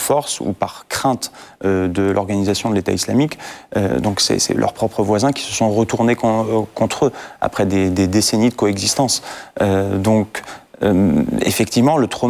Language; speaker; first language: French; non-native, fluent; Assyrian Neo-Aramaic